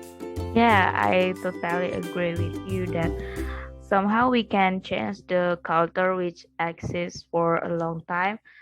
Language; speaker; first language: English; non-native, learner; Indonesian